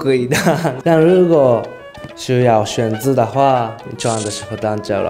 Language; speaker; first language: Chinese; non-native, learner; Japanese